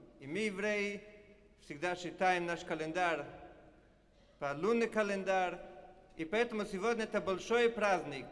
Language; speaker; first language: Russian; non-native, fluent; Italian